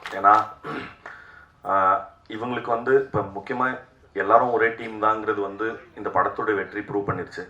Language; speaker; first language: Tamil; native; Tamil